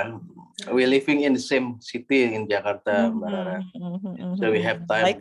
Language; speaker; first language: English; non-native, learner; Indonesian